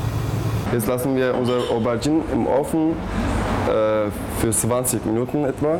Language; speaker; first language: German; non-native, learner; Turkish